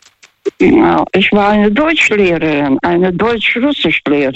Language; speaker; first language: German; non-native, fluent; Russian